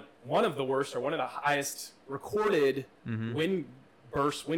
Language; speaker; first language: English; native; English